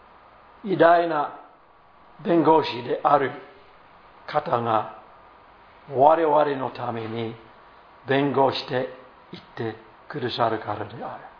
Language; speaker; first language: Japanese; non-native, fluent; English